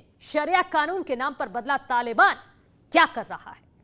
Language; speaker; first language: Hindi; native; Hindi